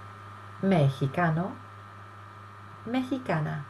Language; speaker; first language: Spanish; non-native, fluent; English